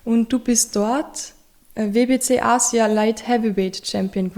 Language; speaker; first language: German; native; German